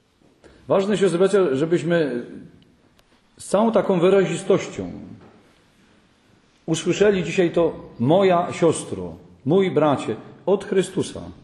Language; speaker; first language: Polish; native; Polish